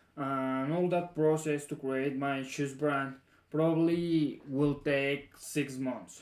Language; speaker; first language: English; non-native, fluent; Spanish